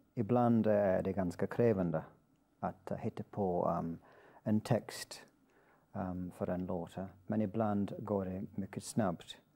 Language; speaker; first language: Swedish; non-native, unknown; English